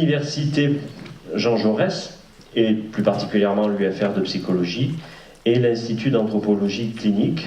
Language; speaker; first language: French; native; French